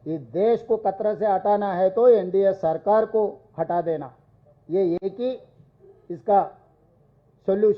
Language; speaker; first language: Hindi; non-native, local second language; Telugu